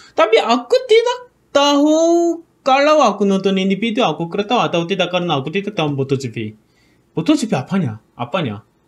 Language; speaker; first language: Indonesian; non-native, learner; Korean